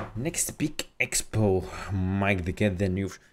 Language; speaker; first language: English; non-native, fluent; Finnish